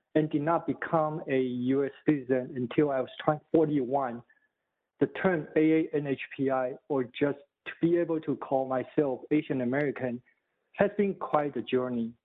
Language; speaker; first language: English; non-native, fluent; Chinese